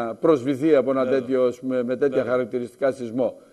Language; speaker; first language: Greek; native; Greek